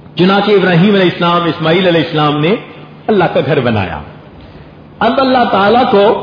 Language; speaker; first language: Urdu; non-native, local second language; Punjabi